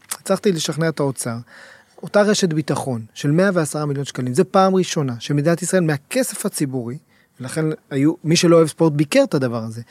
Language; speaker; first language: Hebrew; native; Hebrew